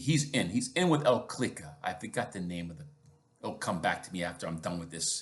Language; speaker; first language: English; native; English